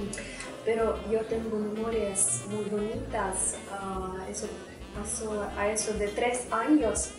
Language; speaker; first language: Spanish; non-native, fluent; Russian